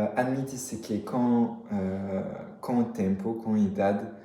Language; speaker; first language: Portuguese; non-native, fluent; French